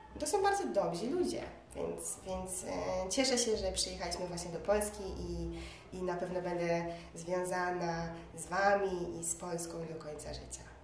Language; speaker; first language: Polish; early bilingual, other home language; Mongolian